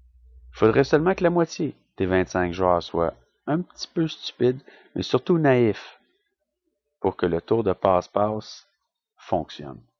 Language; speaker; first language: French; native; French